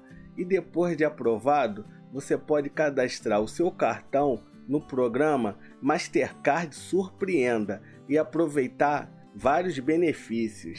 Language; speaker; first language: Portuguese; native; Portuguese